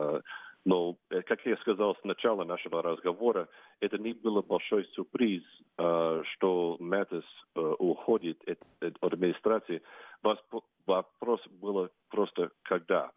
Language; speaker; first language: Russian; non-native, fluent; English